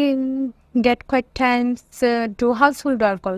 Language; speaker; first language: English; non-native, learner; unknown